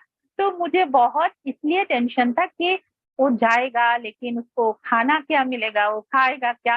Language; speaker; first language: Hindi; non-native, local second language; Bangla